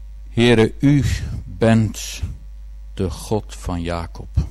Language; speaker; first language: Dutch; native; Dutch